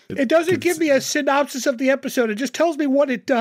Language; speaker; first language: English; native; English